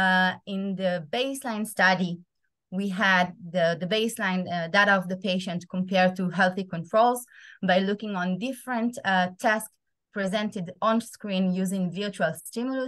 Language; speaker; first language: English; non-native, fluent; Hebrew